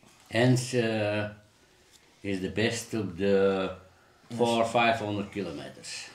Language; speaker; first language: English; non-native, learner; Dutch